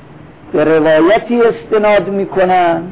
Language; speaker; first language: Persian; native; Persian